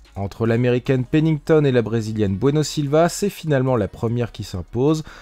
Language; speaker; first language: French; native; French